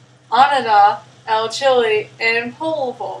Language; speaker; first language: Spanish; non-native, learner; English